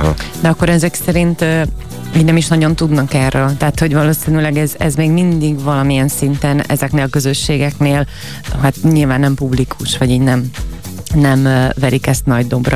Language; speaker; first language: Hungarian; native; Hungarian